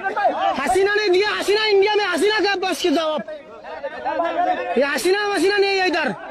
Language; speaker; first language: Hindi; non-native, learner; Bangla